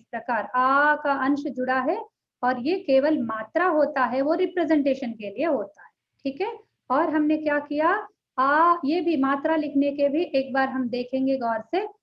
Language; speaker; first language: Hindi; non-native, local second language; Telugu